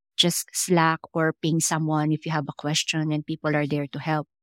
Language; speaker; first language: English; non-native, local second language; Filipino